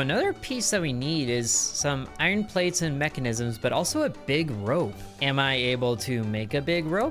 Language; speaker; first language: English; native; English